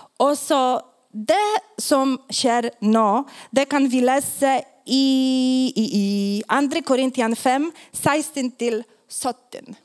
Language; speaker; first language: Swedish; non-native, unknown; Polish